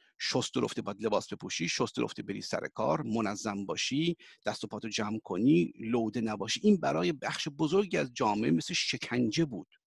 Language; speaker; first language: Persian; early bilingual, heritage; Persian